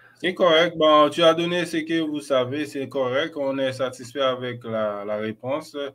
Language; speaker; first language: French; non-native, local second language; Haitian Creole